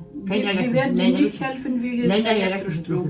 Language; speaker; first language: German; non-native, learner; Lithuanian